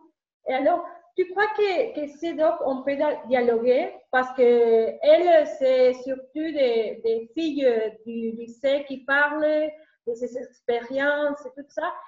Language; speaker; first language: French; non-native, learner; Spanish